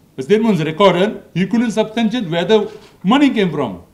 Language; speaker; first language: English; non-native, local second language; Malay